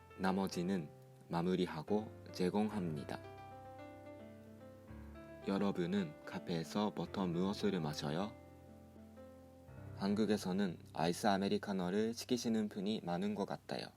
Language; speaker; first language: Korean; non-native, fluent; Japanese